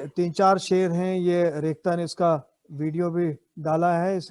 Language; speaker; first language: Hindi; native; Hindi